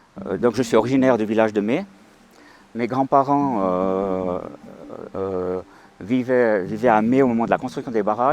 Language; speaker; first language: French; native; French